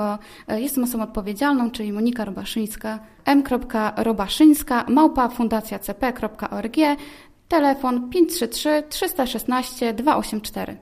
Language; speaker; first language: Polish; native; Polish